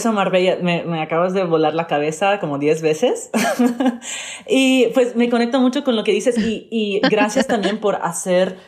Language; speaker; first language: Spanish; early bilingual, heritage; Spanish